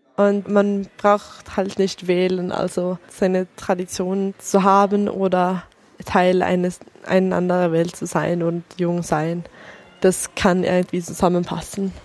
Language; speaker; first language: German; non-native, fluent; Swedish